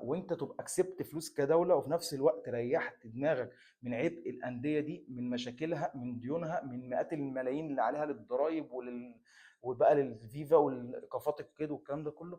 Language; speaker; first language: Arabic; native; Arabic